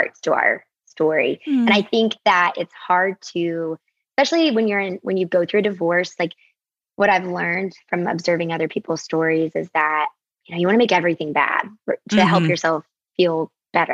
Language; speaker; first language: English; native; English